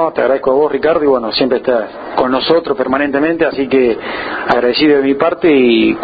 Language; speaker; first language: Spanish; native; Spanish